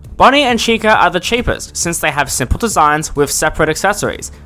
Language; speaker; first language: English; native; English